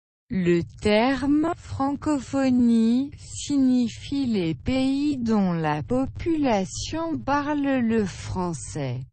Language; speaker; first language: French; non-native, learner; Russian